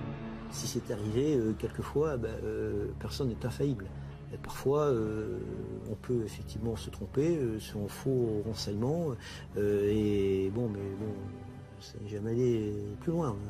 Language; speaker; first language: French; native; French